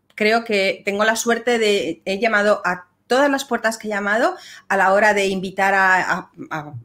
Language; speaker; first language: Spanish; native; Spanish